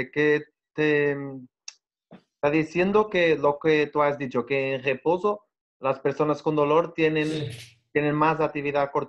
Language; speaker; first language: Spanish; non-native, learner; Portuguese